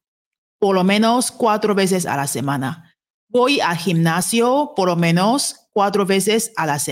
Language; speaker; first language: Spanish; non-native, fluent; Chinese